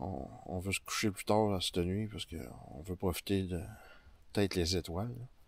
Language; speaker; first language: French; native; French